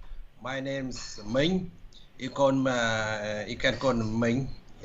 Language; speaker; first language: English; non-native, learner; Vietnamese